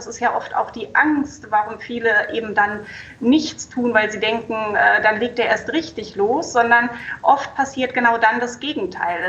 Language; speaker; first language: German; native; German